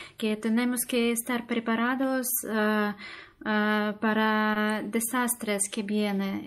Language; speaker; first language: Spanish; non-native, learner; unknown